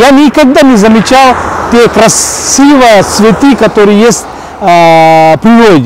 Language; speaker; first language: Russian; non-native, learner; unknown